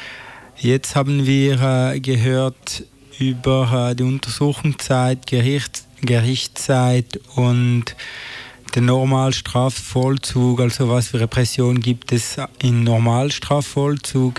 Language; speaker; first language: German; non-native, fluent; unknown